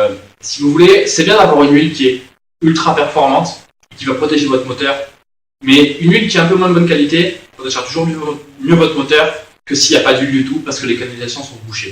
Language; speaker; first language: French; native; French